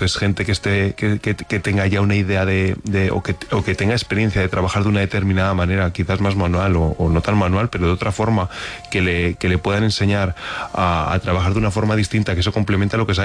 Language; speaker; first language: Spanish; native; Spanish